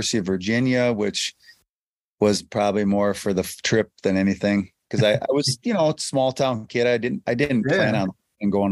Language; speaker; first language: English; native; English